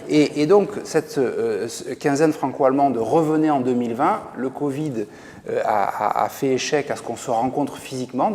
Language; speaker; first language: French; native; French